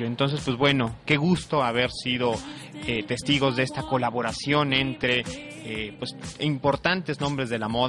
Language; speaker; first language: Spanish; native; Spanish